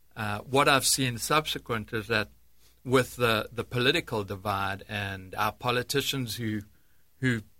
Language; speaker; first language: English; native; English